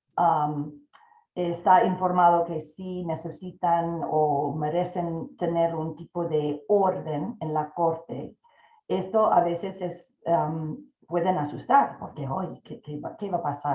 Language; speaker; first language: Spanish; non-native, fluent; English